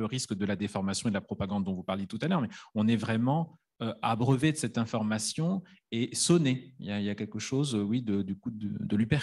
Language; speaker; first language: French; native; French